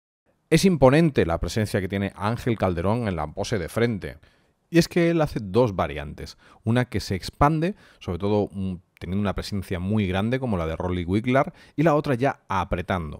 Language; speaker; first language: Spanish; native; Spanish